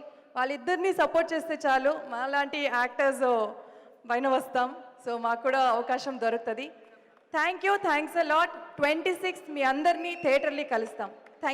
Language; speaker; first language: Telugu; non-native, fluent; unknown